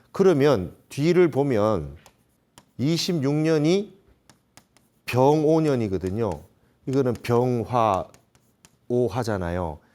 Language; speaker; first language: Korean; native; Korean